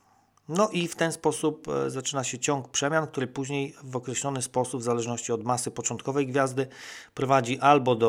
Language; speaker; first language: Polish; native; Polish